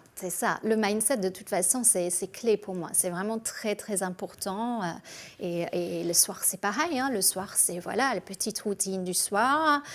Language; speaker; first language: French; non-native, fluent; English